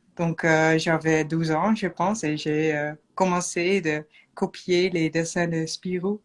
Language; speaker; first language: French; non-native, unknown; Dutch